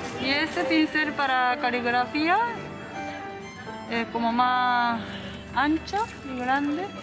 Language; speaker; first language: Spanish; non-native, learner; Japanese